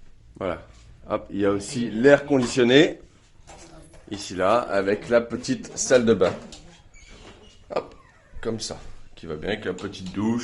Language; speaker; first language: French; native; French